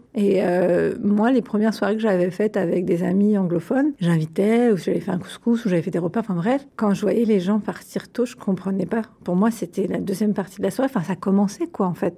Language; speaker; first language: French; native; French